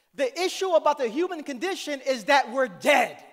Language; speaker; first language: English; native; English